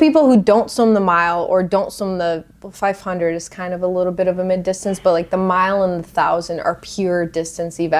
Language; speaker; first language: English; native; English